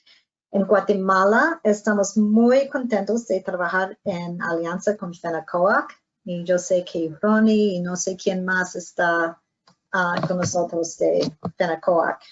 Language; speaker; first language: Spanish; non-native, fluent; English